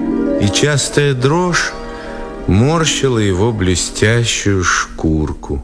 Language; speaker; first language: Russian; native; Russian